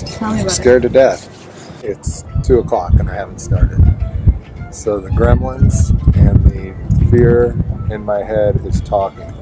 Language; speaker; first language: English; native; English